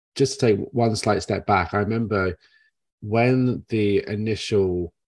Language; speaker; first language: English; native; English